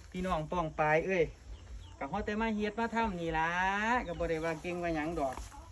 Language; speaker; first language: Thai; native; Thai